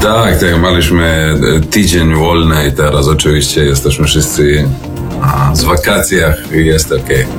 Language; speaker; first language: Polish; non-native, learner; Serbian